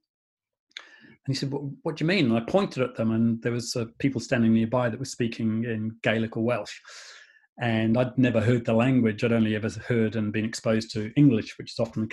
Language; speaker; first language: English; native; English